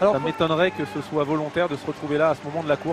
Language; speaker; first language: French; native; French